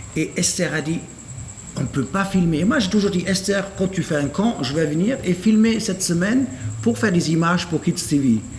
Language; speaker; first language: French; non-native, fluent; German